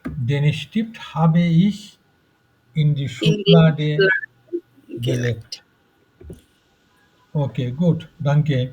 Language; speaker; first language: German; non-native, fluent; Bangla